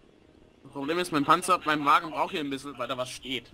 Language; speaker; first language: German; native; German